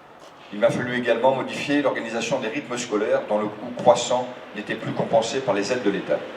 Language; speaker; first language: French; native; French